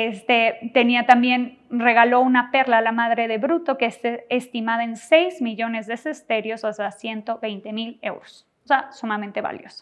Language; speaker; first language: Spanish; native; Spanish